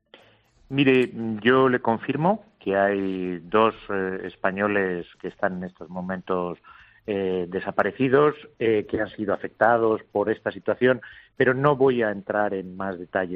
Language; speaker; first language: Spanish; native; Spanish